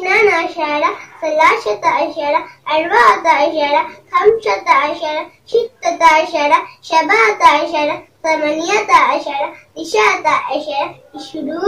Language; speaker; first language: Arabic; non-native, learner; Bangla